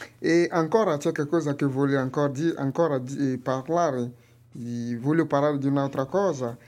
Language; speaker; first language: Italian; non-native, learner; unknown